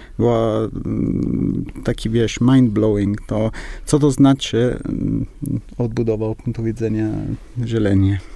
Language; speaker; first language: Polish; non-native, learner; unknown